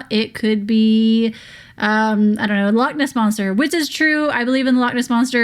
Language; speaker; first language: English; native; English